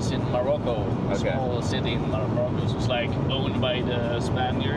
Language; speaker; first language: English; non-native, learner; Swedish